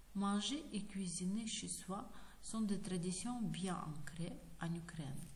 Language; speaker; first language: French; non-native, fluent; Ukrainian